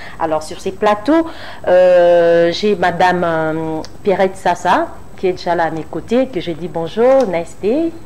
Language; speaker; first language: French; non-native, local second language; Lingala